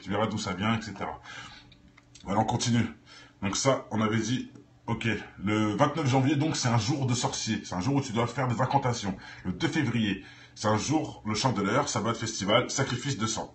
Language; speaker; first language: French; native; French